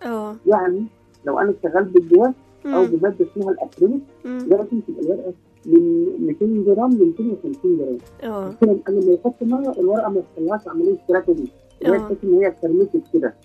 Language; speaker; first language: Arabic; native; Arabic